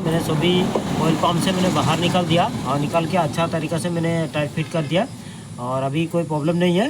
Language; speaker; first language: Hindi; non-native, local second language; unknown